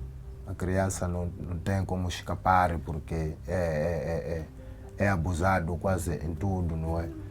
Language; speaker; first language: Portuguese; non-native, local second language; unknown